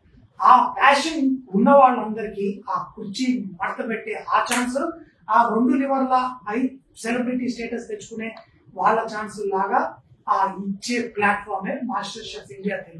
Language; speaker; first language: Telugu; native; Telugu